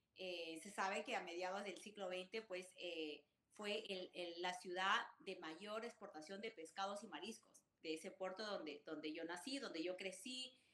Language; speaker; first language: Spanish; native; Spanish